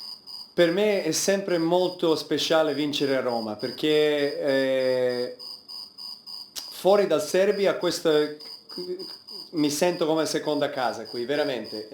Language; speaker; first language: Italian; non-native, fluent; Serbian